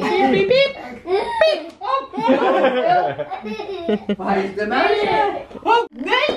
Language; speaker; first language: Dutch; native; Dutch